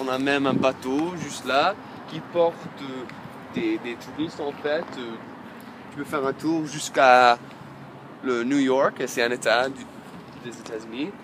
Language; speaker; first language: French; non-native, fluent; English